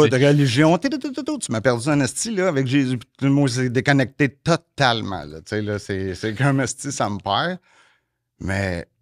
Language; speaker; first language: French; native; French